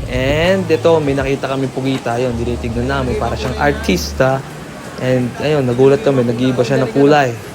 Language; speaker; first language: Filipino; early bilingual, heritage; Filipino